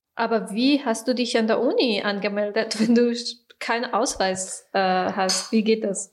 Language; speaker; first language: German; non-native, fluent; Persian